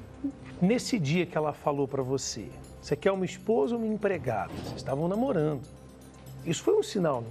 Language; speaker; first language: Portuguese; native; Portuguese